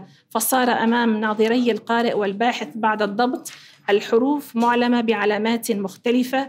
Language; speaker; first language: Arabic; native; Arabic